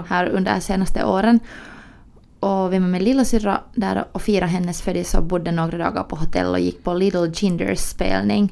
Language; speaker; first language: Swedish; early bilingual, other home language; Finnish